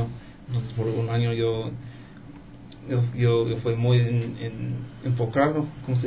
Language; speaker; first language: Spanish; non-native, fluent; English